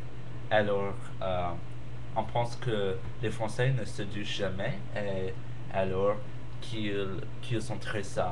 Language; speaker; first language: French; non-native, learner; English